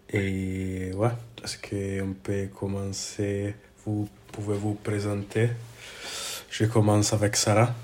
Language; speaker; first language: French; non-native, fluent; English